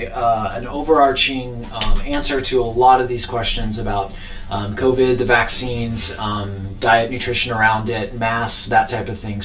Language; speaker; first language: English; native; English